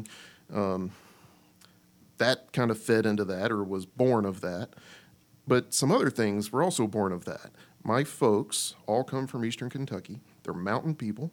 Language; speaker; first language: English; native; English